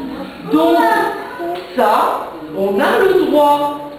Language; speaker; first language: French; native; French